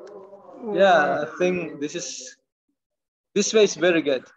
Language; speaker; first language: English; non-native, learner; Indonesian